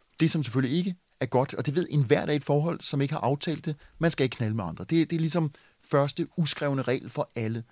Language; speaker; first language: Danish; native; Danish